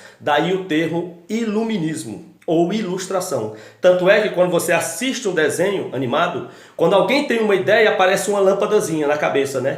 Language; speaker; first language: Portuguese; native; Portuguese